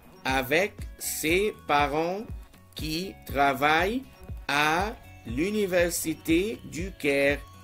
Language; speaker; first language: French; non-native, fluent; Arabic